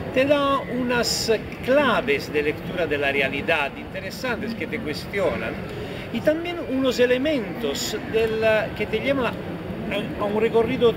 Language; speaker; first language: Spanish; non-native, fluent; Italian